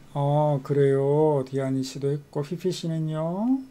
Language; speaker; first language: Korean; native; Korean